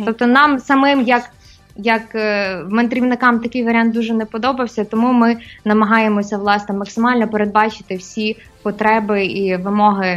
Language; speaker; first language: Ukrainian; native; Ukrainian